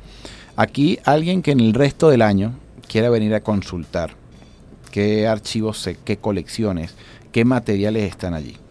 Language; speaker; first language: Spanish; native; Spanish